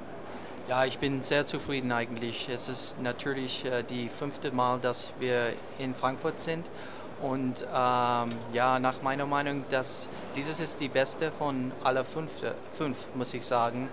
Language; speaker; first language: German; non-native, learner; English